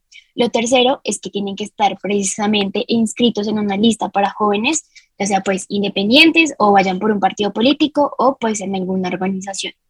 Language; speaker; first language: Spanish; native; Spanish